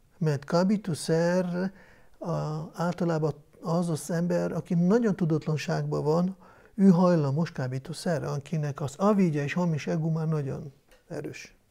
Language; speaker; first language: Hungarian; non-native, fluent; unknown